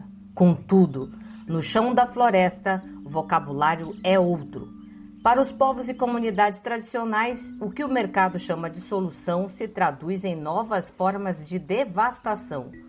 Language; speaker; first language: Portuguese; native; Portuguese